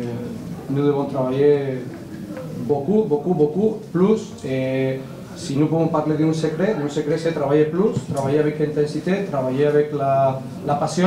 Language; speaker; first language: French; non-native, learner; Spanish